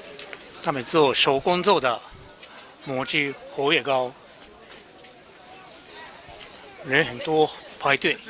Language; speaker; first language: Chinese; non-native, learner; Japanese